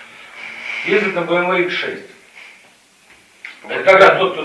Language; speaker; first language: Russian; native; Russian